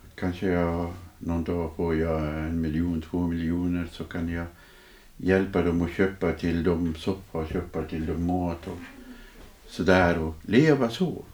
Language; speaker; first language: Swedish; non-native, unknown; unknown